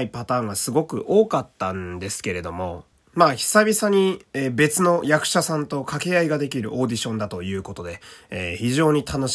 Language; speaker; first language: Japanese; native; Japanese